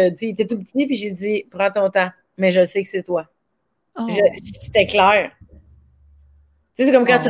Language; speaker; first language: French; native; French